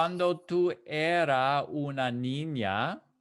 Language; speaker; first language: Spanish; non-native, fluent; English